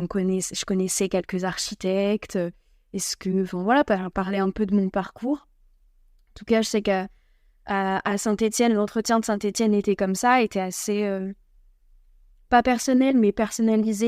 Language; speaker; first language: French; native; French